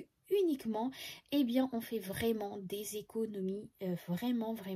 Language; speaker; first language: French; native; French